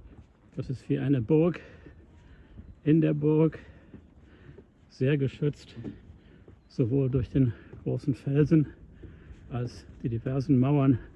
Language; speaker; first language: German; native; German